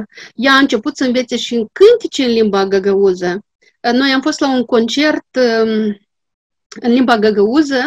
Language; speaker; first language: Romanian; non-native, local second language; Gagauz